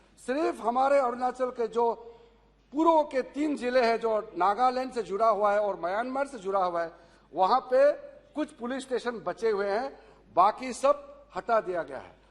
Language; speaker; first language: Hindi; non-native, local second language; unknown